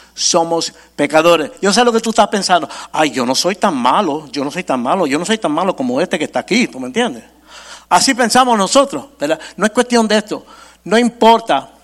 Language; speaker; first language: Spanish; early bilingual, heritage; Spanish